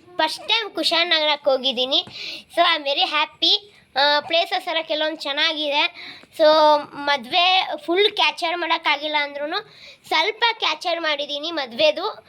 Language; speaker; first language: Kannada; non-native, local second language; Kodava